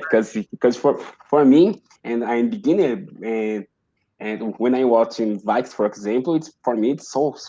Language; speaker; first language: English; non-native, learner; Portuguese